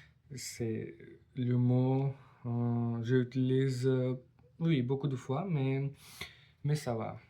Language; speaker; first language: French; non-native, learner; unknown